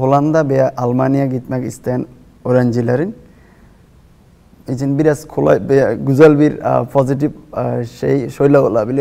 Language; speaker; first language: Turkish; non-native, fluent; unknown